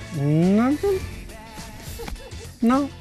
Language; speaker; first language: French; non-native, learner; Polish